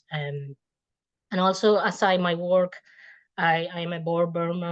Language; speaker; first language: English; non-native, fluent; Spanish